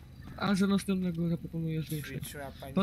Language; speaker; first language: Polish; native; Polish